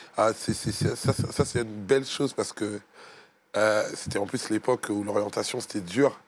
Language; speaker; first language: French; native; French